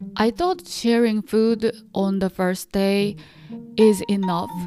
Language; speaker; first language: English; non-native, fluent; Korean